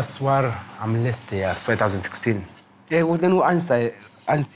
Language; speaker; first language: German; non-native, learner; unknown